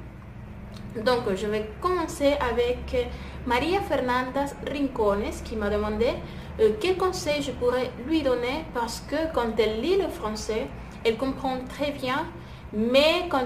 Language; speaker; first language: French; non-native, fluent; Spanish